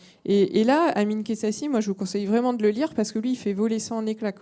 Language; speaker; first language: French; native; French